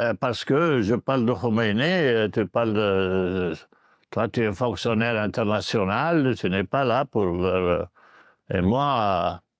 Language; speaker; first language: French; non-native, local second language; Arabic